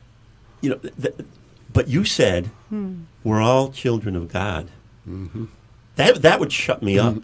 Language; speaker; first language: English; native; English